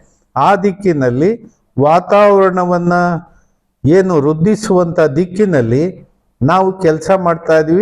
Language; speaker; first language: Kannada; native; Kannada